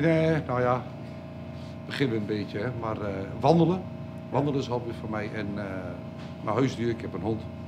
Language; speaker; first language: Dutch; native; Dutch